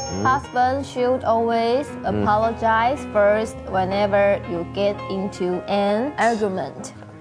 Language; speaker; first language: English; non-native, learner; Chinese